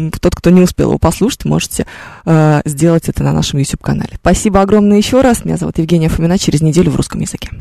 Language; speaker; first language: Russian; native; Russian